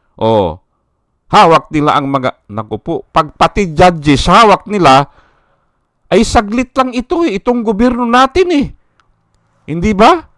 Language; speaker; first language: Filipino; non-native, local second language; Iloko